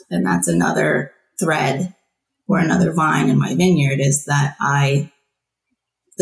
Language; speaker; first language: English; native; English